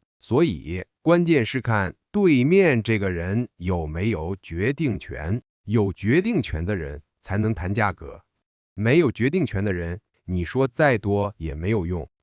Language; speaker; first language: Chinese; non-native, fluent; English